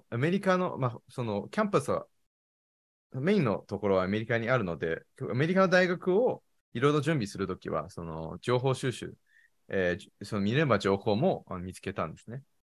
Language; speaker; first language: Japanese; non-native, fluent; Chinese